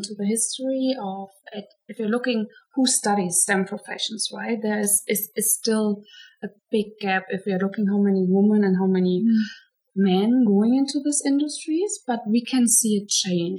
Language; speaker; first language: English; non-native, fluent; German